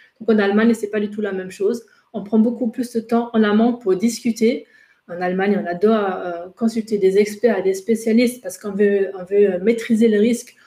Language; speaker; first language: French; non-native, fluent; German